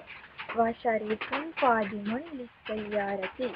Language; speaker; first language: Arabic; non-native, learner; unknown